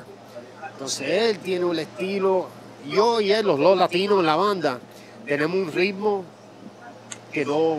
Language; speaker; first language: Spanish; early bilingual, heritage; Spanish